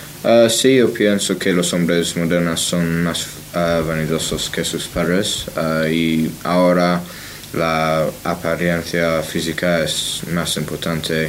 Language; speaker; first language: Spanish; non-native, learner; English